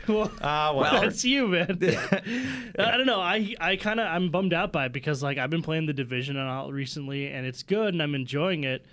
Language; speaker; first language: English; native; English